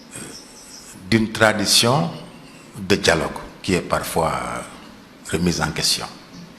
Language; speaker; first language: French; non-native, local second language; Wolof